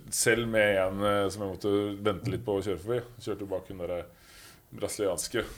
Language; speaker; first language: Norwegian; native; Norwegian